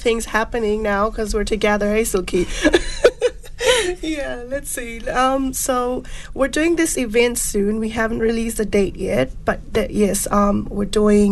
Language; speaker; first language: English; non-native, local second language; Punjabi